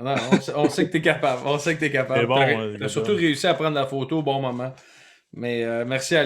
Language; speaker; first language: French; native; French